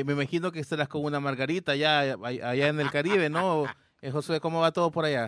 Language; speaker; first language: Spanish; native; Spanish